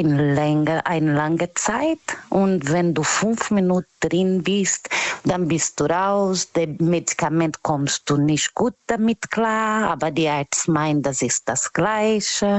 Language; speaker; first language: German; non-native, fluent; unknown